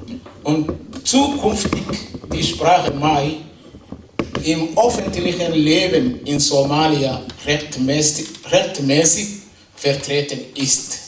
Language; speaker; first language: German; non-native, fluent; Somali